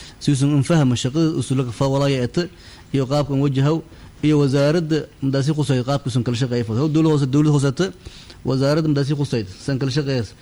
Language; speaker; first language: Somali; non-native, local second language; Maay